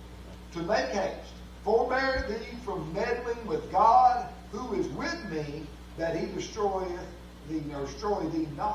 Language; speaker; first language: English; native; English